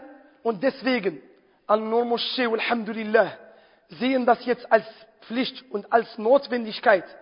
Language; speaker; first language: German; non-native, fluent; Arabic